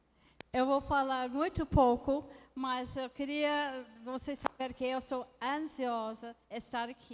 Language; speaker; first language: Portuguese; non-native, fluent; English